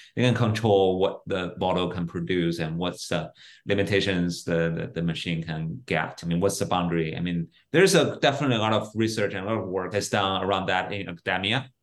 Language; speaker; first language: English; non-native, fluent; Chinese